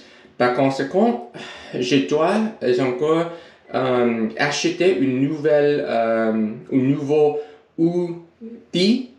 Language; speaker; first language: French; non-native, learner; English